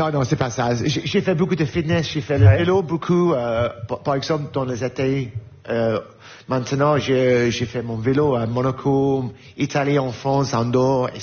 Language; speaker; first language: French; non-native, learner; English